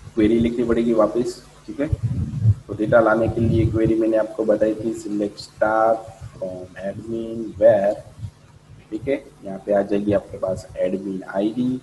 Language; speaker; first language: Hindi; non-native, local second language; Gujarati